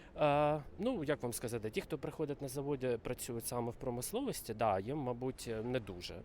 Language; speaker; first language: Ukrainian; native; Ukrainian